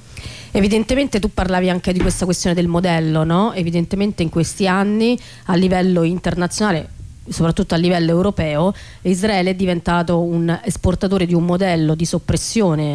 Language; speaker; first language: Italian; native; Italian